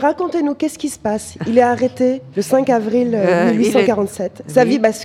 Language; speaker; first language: French; native; French